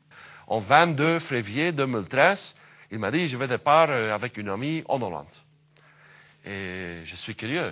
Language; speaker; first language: French; non-native, learner; Dutch